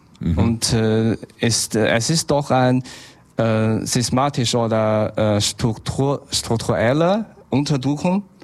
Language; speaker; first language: German; non-native, learner; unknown